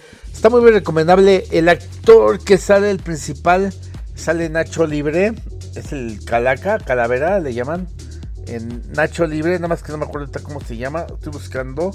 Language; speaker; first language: Spanish; native; Spanish